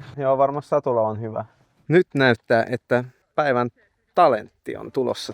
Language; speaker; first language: Finnish; non-native, fluent; Swedish